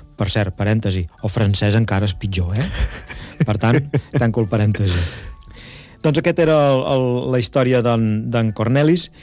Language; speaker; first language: Catalan; native; Catalan